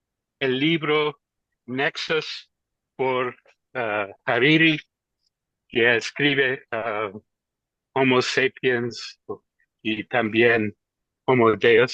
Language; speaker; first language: Spanish; non-native, learner; English